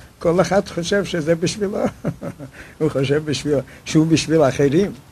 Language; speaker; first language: Hebrew; non-native, fluent; Yiddish